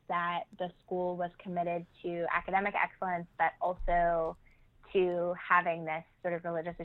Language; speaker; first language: English; native; English